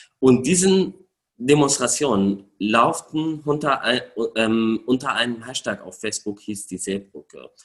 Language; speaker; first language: German; non-native, fluent; Arabic